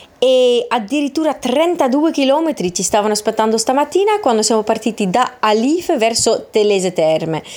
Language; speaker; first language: Italian; non-native, fluent; Dutch